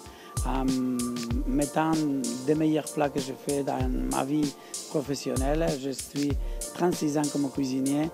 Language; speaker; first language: French; non-native, learner; Spanish